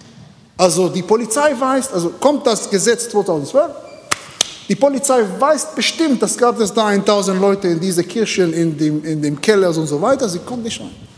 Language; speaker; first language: German; non-native, learner; Hebrew